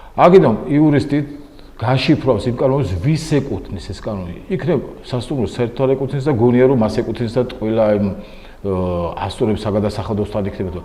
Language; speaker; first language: Georgian; native; Georgian